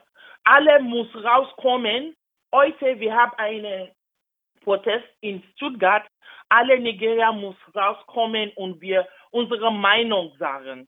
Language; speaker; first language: German; non-native, learner; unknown